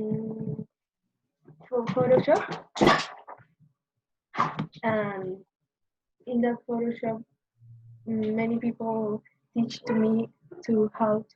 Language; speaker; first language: English; non-native, learner; Spanish